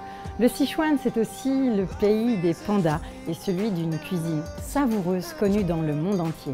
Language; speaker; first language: French; native; French